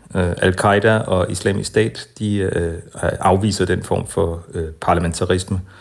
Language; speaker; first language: Danish; native; Danish